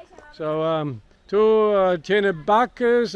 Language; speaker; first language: Spanish; non-native, learner; English